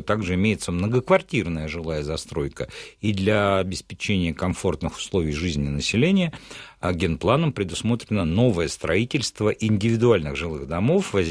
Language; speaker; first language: Russian; native; Russian